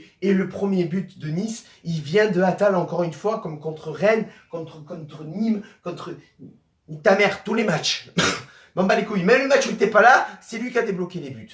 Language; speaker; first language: French; native; French